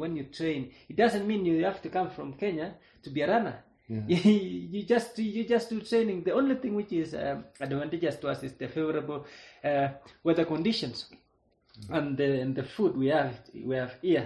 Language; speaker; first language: English; non-native, local second language; Kalenjin